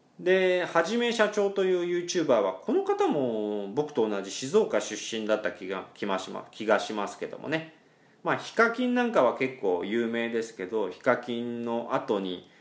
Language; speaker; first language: Japanese; native; Japanese